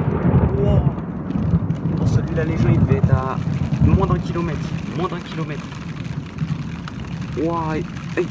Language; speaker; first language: French; native; French